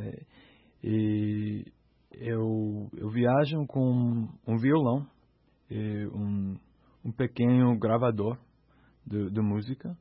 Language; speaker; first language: Portuguese; non-native, learner; English